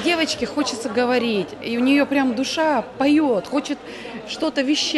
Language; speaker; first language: Polish; non-native, learner; Russian